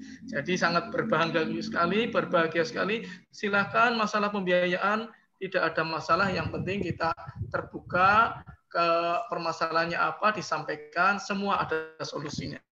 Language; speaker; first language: Indonesian; native; Indonesian